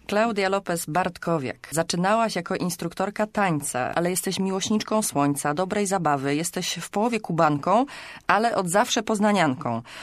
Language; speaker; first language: Polish; native; Polish